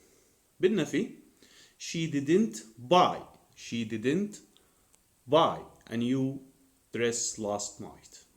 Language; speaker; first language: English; non-native, fluent; Arabic